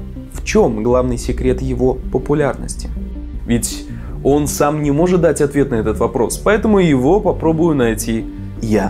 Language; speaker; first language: Russian; native; Russian